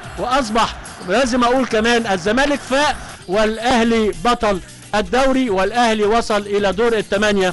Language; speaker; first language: Arabic; native; Arabic